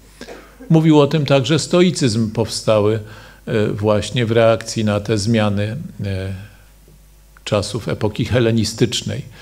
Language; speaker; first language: Polish; native; Polish